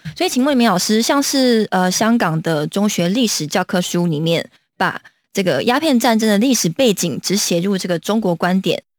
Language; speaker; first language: Chinese; native; Chinese